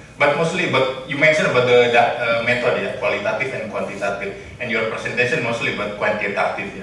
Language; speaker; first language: English; non-native, learner; Indonesian